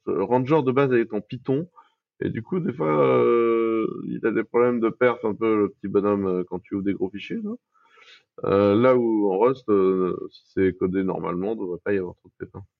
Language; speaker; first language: French; native; French